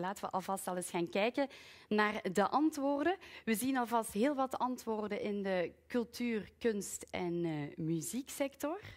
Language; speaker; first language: Dutch; native; Dutch